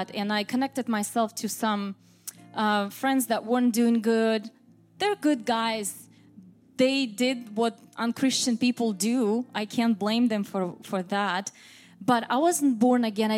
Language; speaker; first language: English; non-native, fluent; Russian